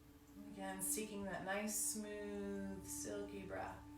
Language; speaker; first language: English; native; English